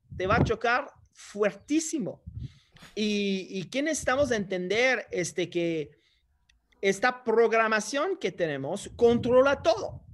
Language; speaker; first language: Spanish; non-native, fluent; English